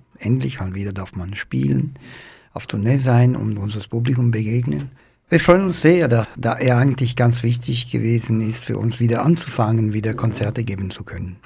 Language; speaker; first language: German; non-native, fluent; Italian